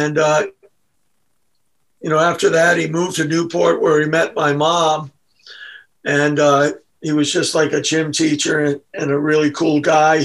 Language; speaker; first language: English; native; English